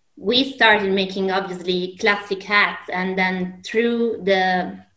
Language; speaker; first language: English; non-native, fluent; Italian